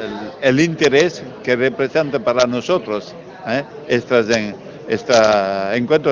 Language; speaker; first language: Spanish; non-native, learner; French